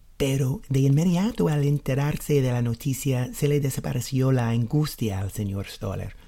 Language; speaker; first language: Spanish; non-native, fluent; English